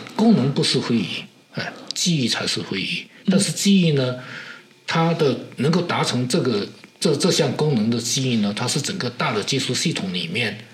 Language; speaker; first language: Chinese; non-native, local second language; Min Nan Chinese